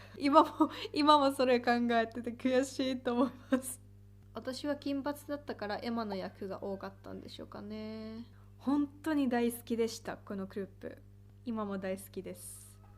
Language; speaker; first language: Japanese; non-native, fluent; Finnish